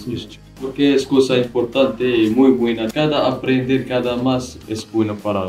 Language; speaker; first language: Spanish; non-native, learner; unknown